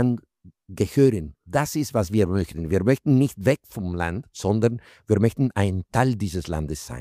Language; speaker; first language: German; non-native, fluent; Spanish